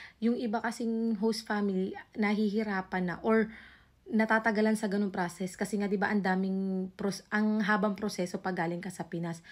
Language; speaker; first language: Filipino; native; Filipino